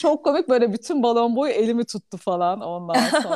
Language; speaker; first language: Turkish; native; Turkish